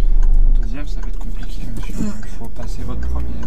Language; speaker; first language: French; native; French